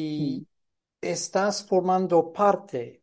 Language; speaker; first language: Spanish; non-native, fluent; English